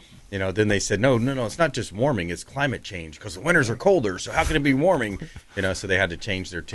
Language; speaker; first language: English; native; English